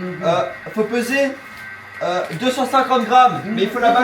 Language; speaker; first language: French; native; French